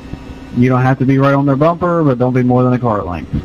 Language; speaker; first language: English; native; English